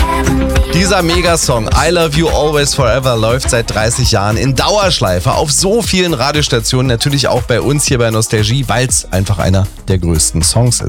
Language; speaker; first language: German; native; German